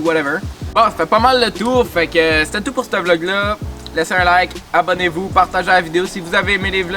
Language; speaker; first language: French; native; French